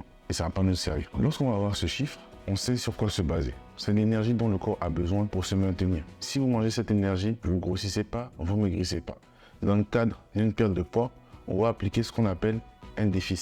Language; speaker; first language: French; native; French